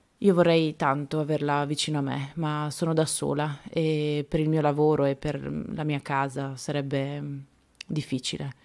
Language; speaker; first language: Italian; non-native, fluent; Spanish